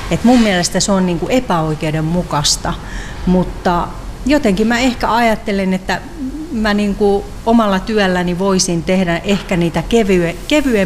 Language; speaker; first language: Finnish; native; Finnish